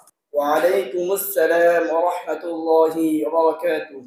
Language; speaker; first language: Arabic; non-native, learner; Bangla